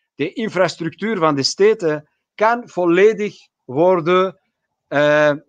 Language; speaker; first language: Dutch; non-native, fluent; Georgian